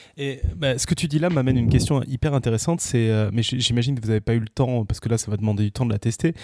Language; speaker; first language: French; native; French